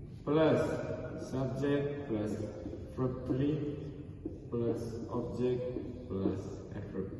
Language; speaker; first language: English; non-native, learner; Indonesian